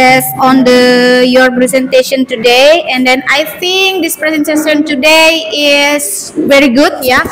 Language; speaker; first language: English; non-native, learner; Indonesian